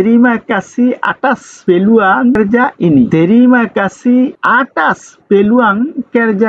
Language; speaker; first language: Indonesian; non-native, fluent; Bangla